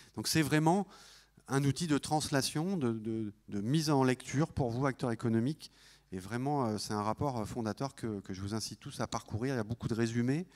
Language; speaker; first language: French; native; French